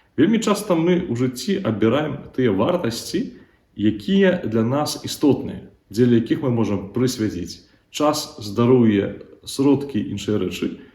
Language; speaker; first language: Belarusian; native; Belarusian